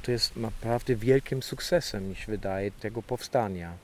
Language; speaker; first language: Polish; non-native, fluent; German